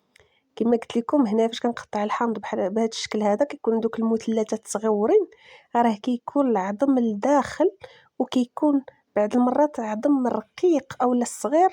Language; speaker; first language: Arabic; native; Arabic